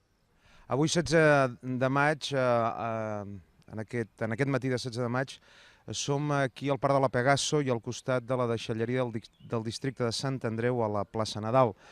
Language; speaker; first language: Catalan; native; Catalan